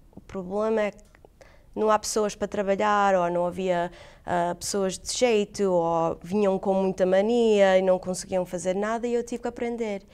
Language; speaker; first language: Portuguese; early bilingual, heritage; English